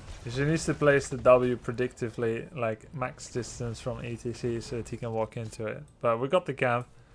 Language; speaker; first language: English; non-native, fluent; Dutch